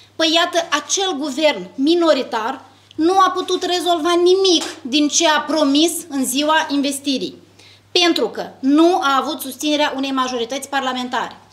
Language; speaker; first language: Romanian; native; Romanian